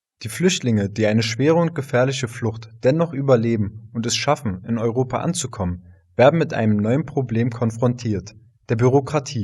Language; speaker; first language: German; native; German